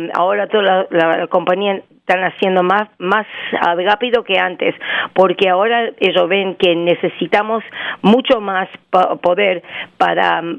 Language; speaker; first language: Spanish; native; Spanish